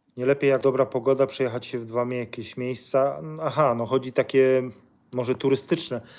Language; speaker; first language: Polish; native; Polish